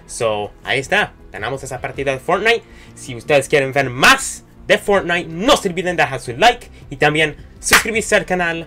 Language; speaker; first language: Spanish; early bilingual, heritage; Spanish